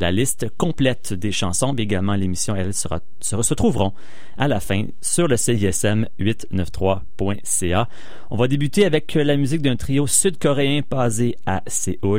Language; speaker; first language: French; native; French